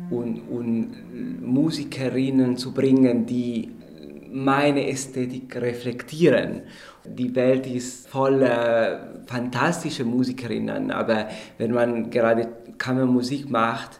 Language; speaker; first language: German; non-native, fluent; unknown